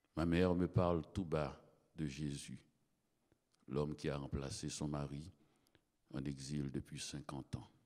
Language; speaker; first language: French; native; French